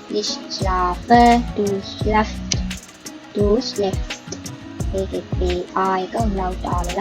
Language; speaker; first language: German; non-native, fluent; Sinhala